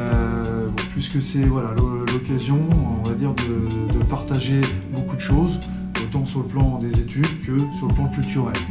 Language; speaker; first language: French; native; French